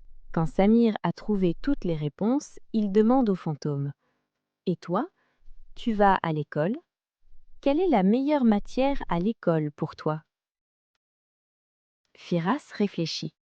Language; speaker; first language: French; non-native, local second language; Arabic